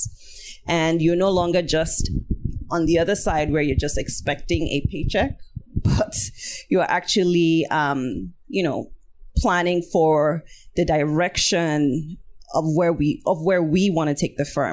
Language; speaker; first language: English; non-native, local second language; Yoruba